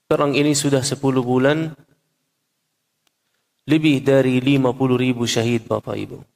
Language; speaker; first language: Indonesian; non-native, fluent; Arabic